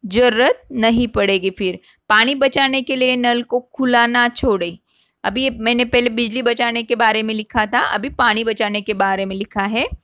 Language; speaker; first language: Hindi; non-native, local second language; Marathi